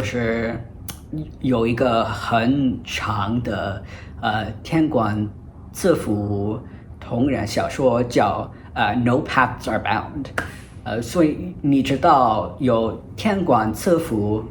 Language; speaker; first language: Chinese; non-native, fluent; English